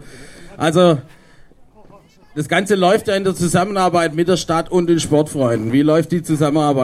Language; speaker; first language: German; native; German